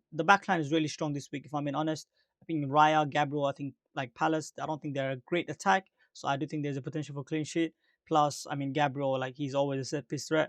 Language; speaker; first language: English; native; English